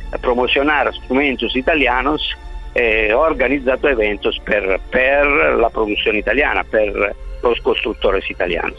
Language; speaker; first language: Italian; non-native, fluent; Spanish